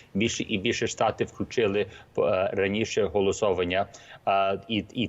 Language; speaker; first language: Ukrainian; early bilingual, heritage; Ukrainian